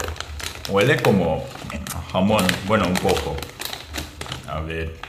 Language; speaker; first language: Spanish; non-native, fluent; Japanese